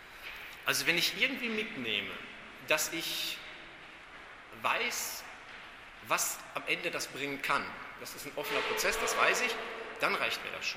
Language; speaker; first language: German; native; German